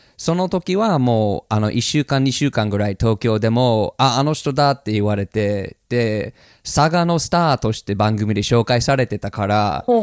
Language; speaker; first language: Japanese; non-native, fluent; English